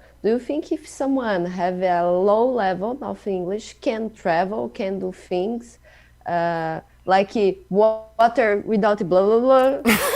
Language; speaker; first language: English; non-native, learner; Portuguese